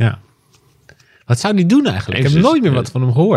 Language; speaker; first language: Dutch; native; Dutch